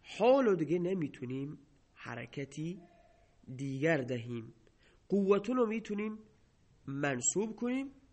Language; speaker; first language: Persian; non-native, local second language; Baluchi